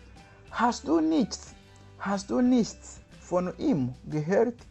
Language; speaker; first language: German; non-native, learner; Kinyarwanda